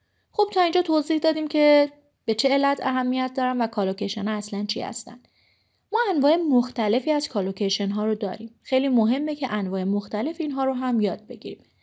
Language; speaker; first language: Persian; native; Persian